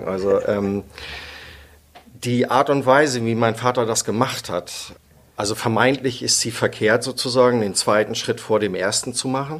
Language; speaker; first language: German; native; German